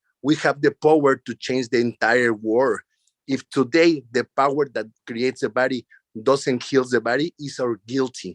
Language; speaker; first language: English; non-native, learner; Spanish